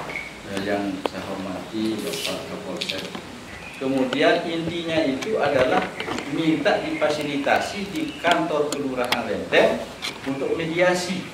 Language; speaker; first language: Indonesian; non-native, local second language; Sasak